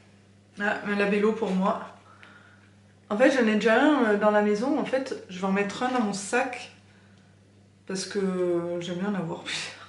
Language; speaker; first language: French; native; French